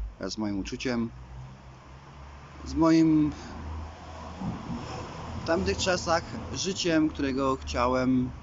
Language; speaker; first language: Polish; native; Polish